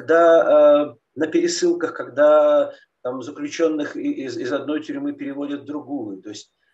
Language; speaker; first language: Russian; native; Russian